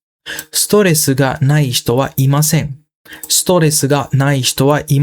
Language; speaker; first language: Japanese; non-native, fluent; Sinhala